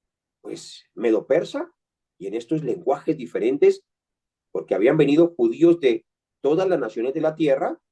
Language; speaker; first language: Spanish; native; Spanish